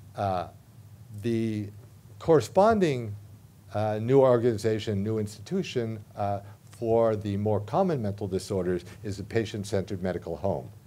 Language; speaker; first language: English; native; English